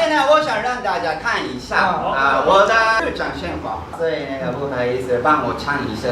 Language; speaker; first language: Chinese; non-native, fluent; Japanese